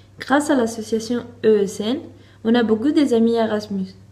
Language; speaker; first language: French; non-native, learner; Spanish